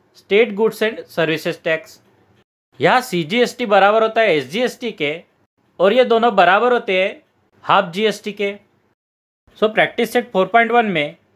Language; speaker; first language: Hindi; non-native, local second language; Marathi